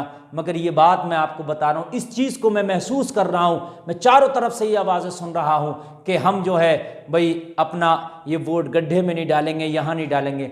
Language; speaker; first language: Urdu; native; Urdu